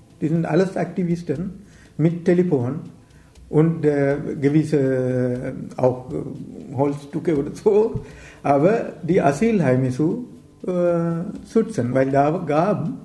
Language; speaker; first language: German; non-native, learner; Sinhala